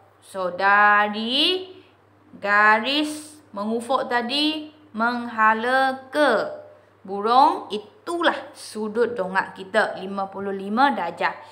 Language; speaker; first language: Malay; non-native, local second language; Chinese